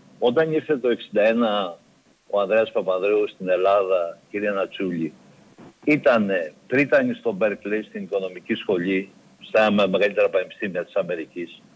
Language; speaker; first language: Greek; native; Greek